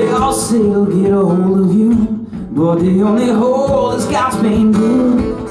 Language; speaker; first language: English; native; English